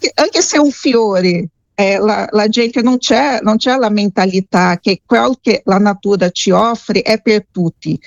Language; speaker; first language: Italian; non-native, fluent; Portuguese